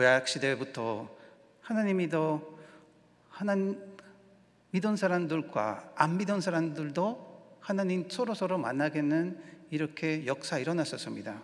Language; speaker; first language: Korean; non-native, learner; Spanish